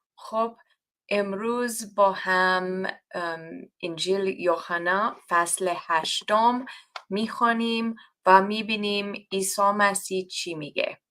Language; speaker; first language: Persian; non-native, learner; English